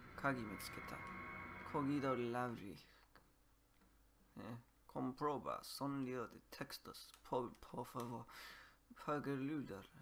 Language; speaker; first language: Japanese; non-native, learner; English